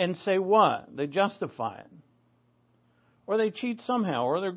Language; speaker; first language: English; native; English